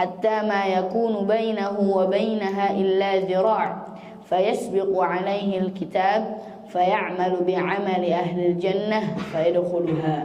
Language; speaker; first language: Arabic; non-native, learner; Indonesian